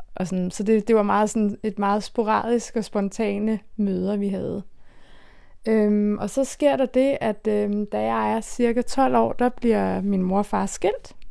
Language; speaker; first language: Danish; early bilingual, other home language; Turkish